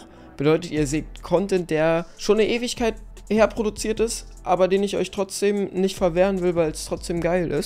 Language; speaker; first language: German; native; German